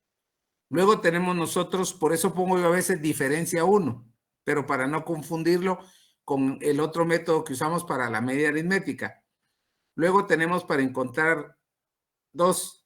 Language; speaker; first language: Spanish; native; Spanish